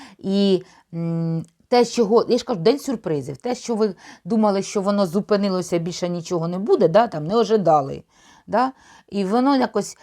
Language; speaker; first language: Ukrainian; non-native, local second language; Russian